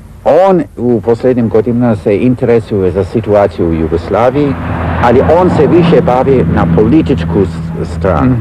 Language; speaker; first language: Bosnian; early bilingual, heritage; Serbian